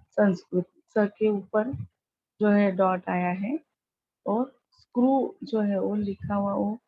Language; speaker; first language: Hindi; non-native, local second language; Marathi